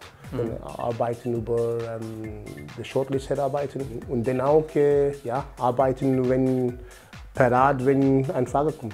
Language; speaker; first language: German; non-native, fluent; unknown